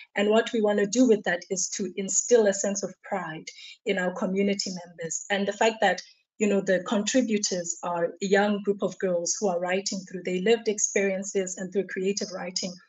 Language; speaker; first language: English; non-native, local second language; Xhosa